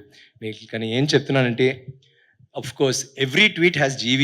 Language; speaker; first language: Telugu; non-native, learner; Tamil